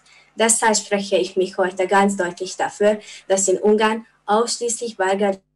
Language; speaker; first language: German; non-native, fluent; Hungarian